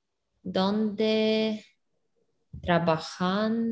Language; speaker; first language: Spanish; non-native, learner; Russian